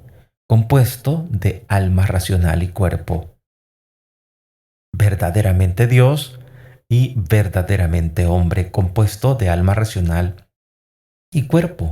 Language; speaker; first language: Spanish; native; Spanish